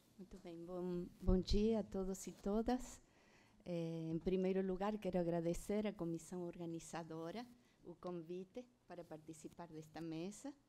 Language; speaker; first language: Portuguese; non-native, fluent; Spanish